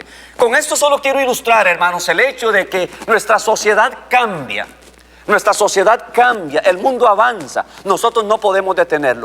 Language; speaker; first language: Spanish; native; Spanish